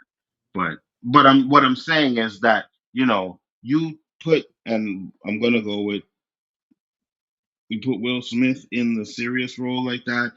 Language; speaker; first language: English; native; English